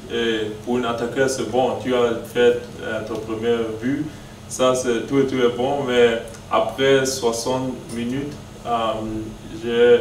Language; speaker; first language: French; non-native, learner; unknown